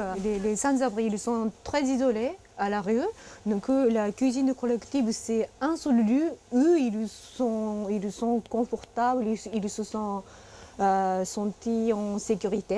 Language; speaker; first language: French; non-native, fluent; Japanese